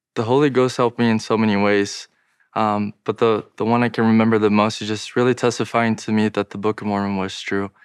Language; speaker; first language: English; non-native, fluent; Portuguese